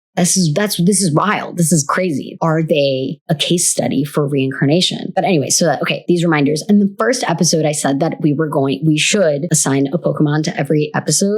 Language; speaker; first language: English; native; English